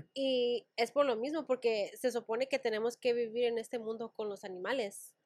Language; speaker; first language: Spanish; early bilingual, heritage; Spanish